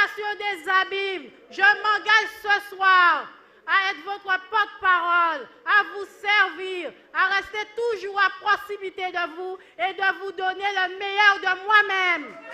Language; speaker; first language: French; native; French